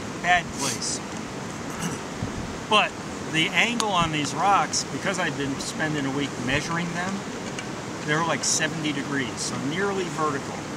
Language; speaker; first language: English; native; English